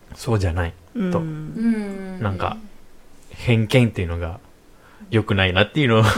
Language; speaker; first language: Japanese; non-native, fluent; Indonesian